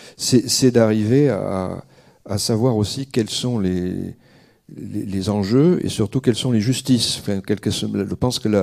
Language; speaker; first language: French; native; French